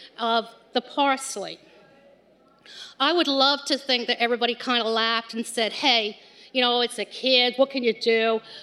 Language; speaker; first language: English; native; English